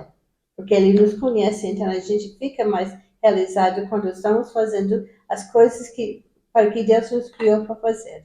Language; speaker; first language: Portuguese; non-native, fluent; English